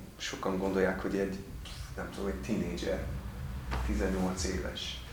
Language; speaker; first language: Hungarian; non-native, fluent; English